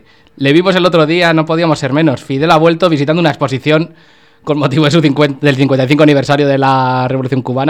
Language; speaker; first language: Spanish; native; Spanish